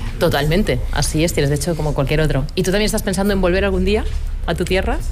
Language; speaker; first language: Spanish; native; Spanish